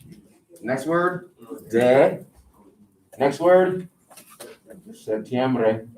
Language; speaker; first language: Spanish; non-native, fluent; English